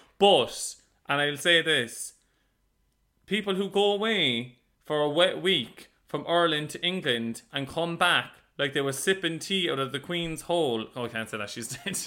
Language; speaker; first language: English; native; English